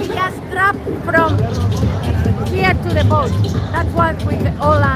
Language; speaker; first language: English; non-native, fluent; Spanish